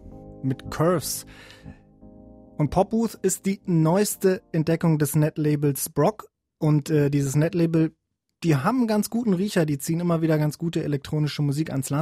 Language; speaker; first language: German; native; German